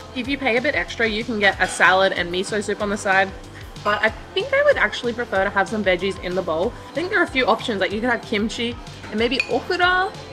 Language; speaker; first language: English; native; English